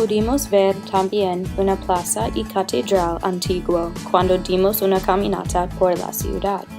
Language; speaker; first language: Spanish; non-native, learner; English